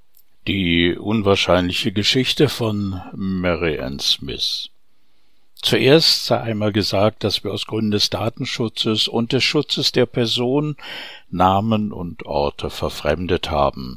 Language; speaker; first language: German; native; German